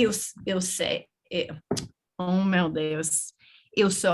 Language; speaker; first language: Portuguese; non-native, learner; English